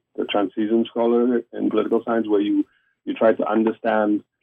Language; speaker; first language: English; non-native, local second language; Afrikaans